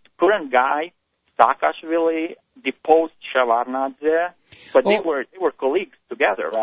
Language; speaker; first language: English; native; English